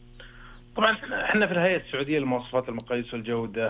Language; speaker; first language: Arabic; native; Arabic